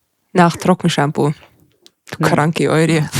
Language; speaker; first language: German; native; German